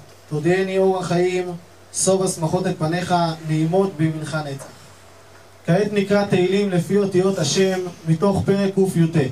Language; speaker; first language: Hebrew; native; Hebrew